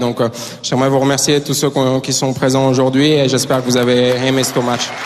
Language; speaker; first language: French; native; French